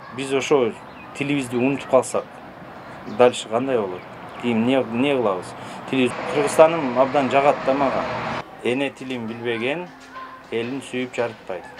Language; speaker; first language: Kyrgyz; non-native, local second language; Russian